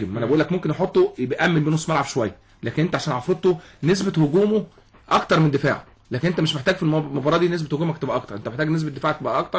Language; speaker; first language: Arabic; native; Arabic